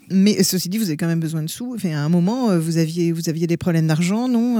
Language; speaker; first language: French; native; French